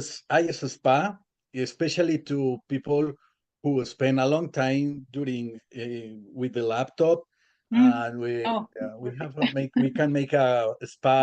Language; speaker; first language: English; non-native, learner; Spanish